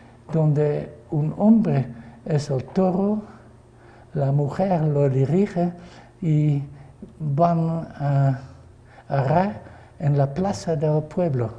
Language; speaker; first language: Spanish; non-native, fluent; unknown